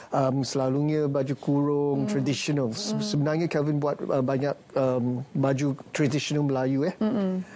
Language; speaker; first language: Malay; native; Malay